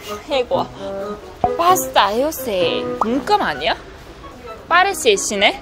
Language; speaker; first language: Portuguese; non-native, learner; Korean